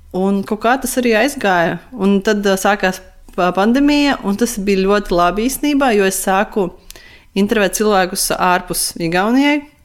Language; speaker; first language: Latvian; non-native, local second language; Russian